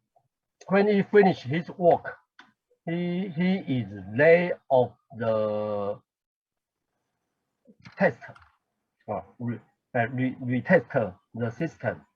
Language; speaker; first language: English; non-native, learner; Chinese